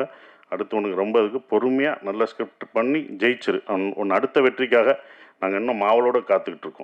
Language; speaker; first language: Tamil; native; Tamil